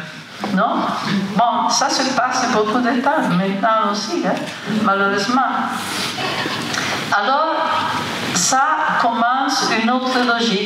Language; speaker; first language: French; non-native, fluent; Italian